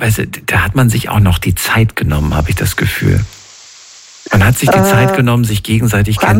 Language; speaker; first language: German; native; German